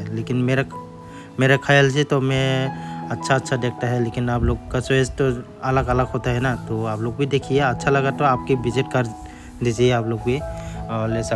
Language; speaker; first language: Hindi; non-native, local second language; Kok Borok